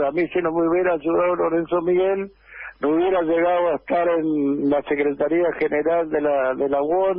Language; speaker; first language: Spanish; native; Spanish